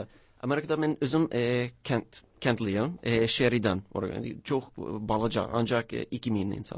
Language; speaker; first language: Azerbaijani; non-native, learner; English